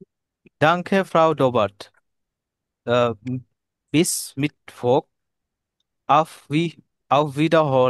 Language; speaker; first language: German; non-native, learner; Bangla